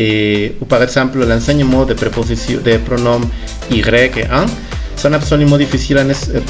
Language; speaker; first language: French; non-native, fluent; Spanish